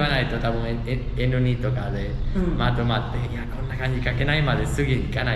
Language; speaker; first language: Japanese; non-native, fluent; Spanish